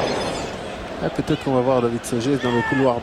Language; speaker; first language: French; native; French